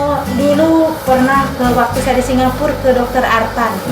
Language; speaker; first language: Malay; non-native, local second language; Sundanese